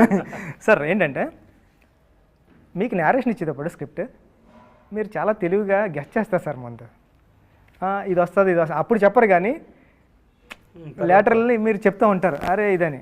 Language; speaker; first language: Telugu; native; Telugu